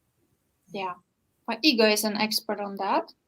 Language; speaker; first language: English; non-native, fluent; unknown